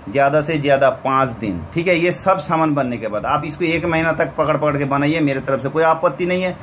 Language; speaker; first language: Hindi; non-native, local second language; Bangla